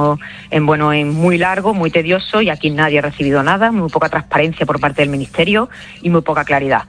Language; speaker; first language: Spanish; native; Spanish